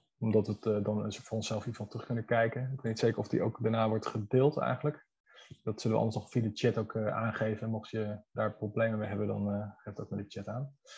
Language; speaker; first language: Dutch; native; Dutch